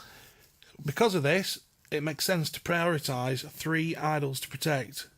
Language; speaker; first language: English; native; English